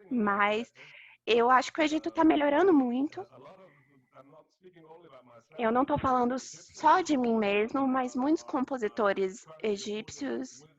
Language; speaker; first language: Portuguese; non-native, fluent; Arabic